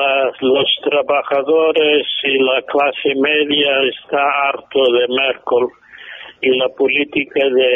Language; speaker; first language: Spanish; non-native, fluent; English